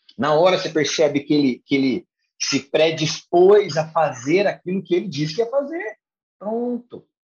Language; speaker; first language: Portuguese; native; Portuguese